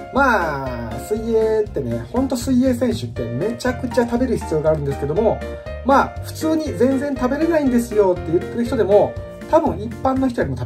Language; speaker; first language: Japanese; native; Japanese